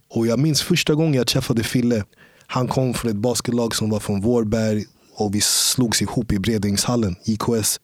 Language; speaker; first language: Swedish; early bilingual, other home language; English